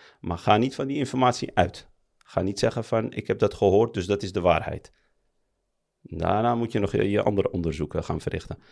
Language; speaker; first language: Dutch; early bilingual, other home language; Arabic